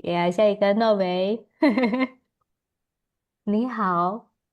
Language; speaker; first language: Chinese; non-native, fluent; Indonesian